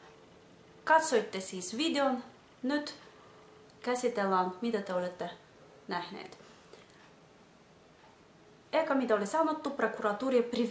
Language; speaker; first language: Finnish; non-native, fluent; Russian